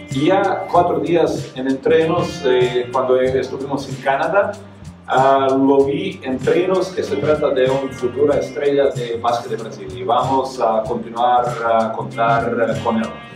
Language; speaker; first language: Spanish; non-native, fluent; Serbian